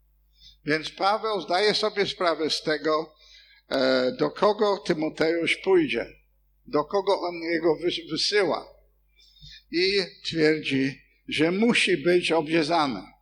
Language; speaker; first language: Polish; non-native, fluent; English